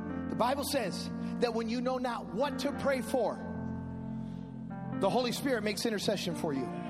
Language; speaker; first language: English; early bilingual, other home language; Spanish